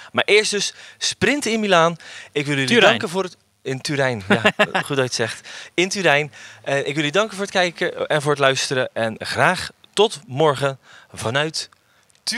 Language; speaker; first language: Dutch; native; Dutch